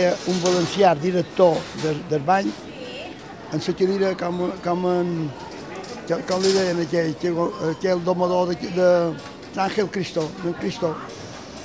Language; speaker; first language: Catalan; native; Catalan